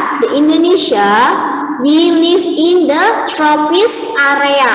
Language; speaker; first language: English; non-native, learner; Indonesian